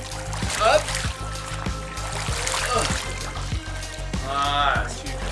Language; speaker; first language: French; native; French